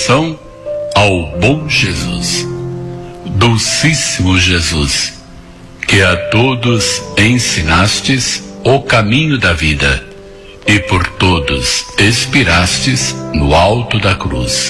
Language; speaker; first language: Portuguese; native; Portuguese